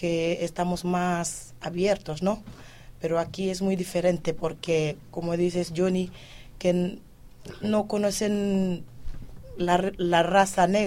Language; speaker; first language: Spanish; non-native, fluent; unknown